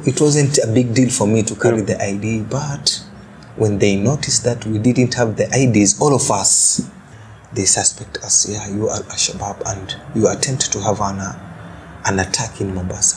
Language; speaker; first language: English; non-native, local second language; Swahili